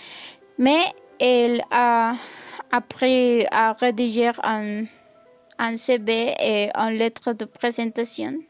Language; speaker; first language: French; non-native, learner; Spanish